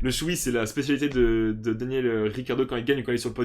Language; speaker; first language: French; native; French